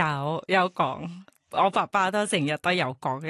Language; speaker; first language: Cantonese; non-native, learner; Thai